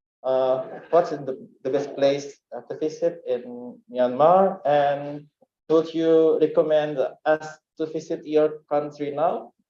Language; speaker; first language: English; non-native, learner; Indonesian